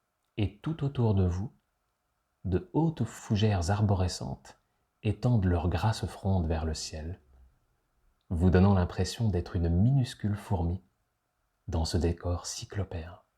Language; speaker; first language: French; native; French